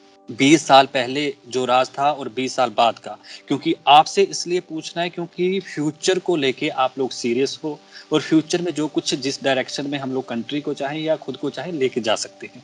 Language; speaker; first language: Hindi; native; Hindi